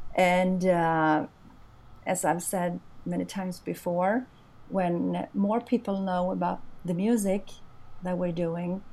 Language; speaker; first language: English; non-native, fluent; Swedish